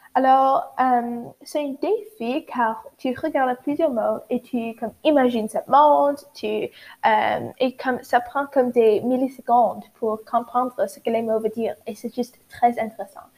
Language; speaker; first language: French; non-native, learner; English